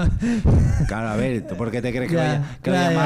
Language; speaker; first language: Spanish; native; Spanish